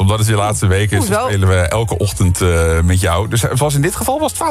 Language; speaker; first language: Dutch; native; Dutch